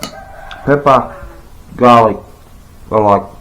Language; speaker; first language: English; native; English